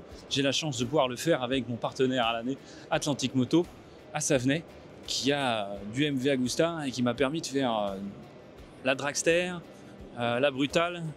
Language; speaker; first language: French; native; French